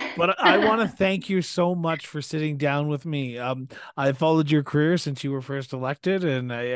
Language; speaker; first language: English; native; English